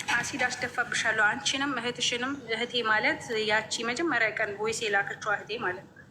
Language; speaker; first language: Amharic; native; Amharic